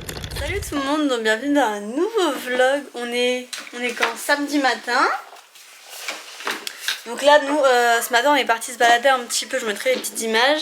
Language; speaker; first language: French; native; French